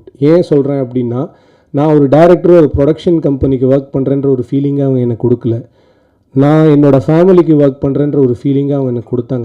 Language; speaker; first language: Tamil; native; Tamil